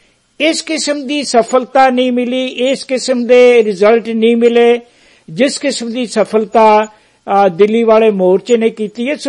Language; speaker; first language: Punjabi; native; Punjabi